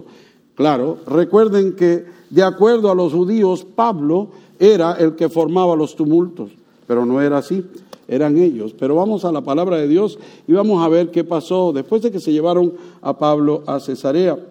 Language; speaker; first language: Spanish; native; Spanish